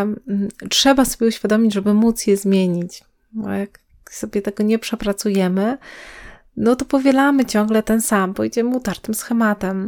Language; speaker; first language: Polish; native; Polish